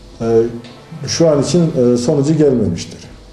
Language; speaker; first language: Turkish; native; Turkish